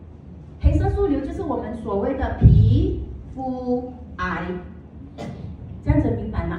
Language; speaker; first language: Chinese; native; Chinese